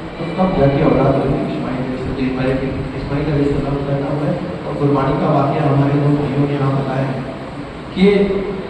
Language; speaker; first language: Urdu; native; Urdu